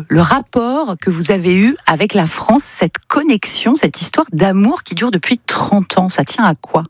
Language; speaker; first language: French; native; French